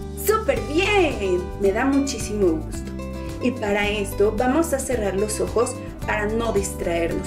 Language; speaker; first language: Spanish; native; Spanish